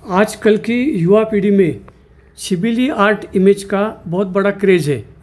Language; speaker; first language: Hindi; non-native, local second language; Marathi